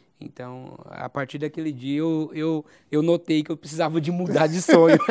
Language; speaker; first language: Portuguese; native; Portuguese